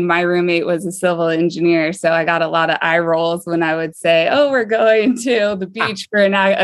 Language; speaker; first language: English; native; English